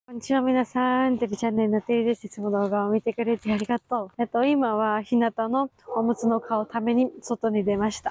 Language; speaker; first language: Japanese; non-native, learner; Georgian